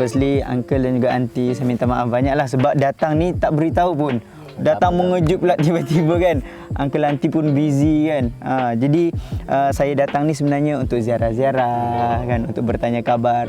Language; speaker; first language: Malay; native; Malay